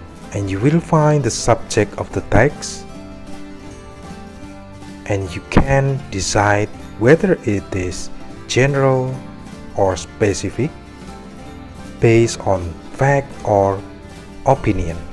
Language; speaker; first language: English; non-native, fluent; Indonesian